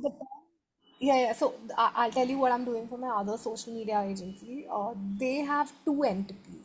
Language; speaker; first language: English; non-native, local second language; Hindi